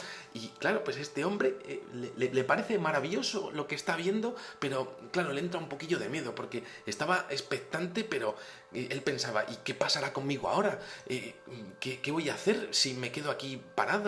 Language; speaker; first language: Spanish; native; Spanish